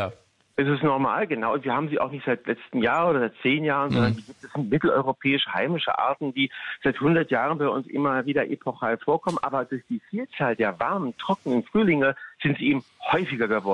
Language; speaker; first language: German; native; German